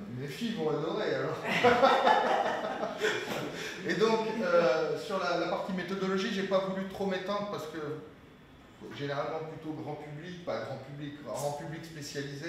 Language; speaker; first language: French; native; French